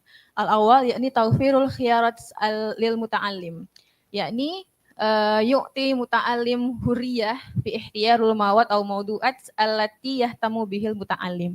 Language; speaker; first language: Arabic; non-native, learner; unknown